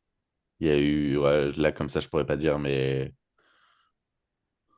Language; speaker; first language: French; native; French